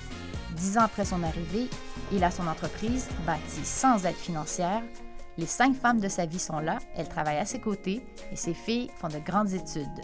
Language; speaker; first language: French; native; French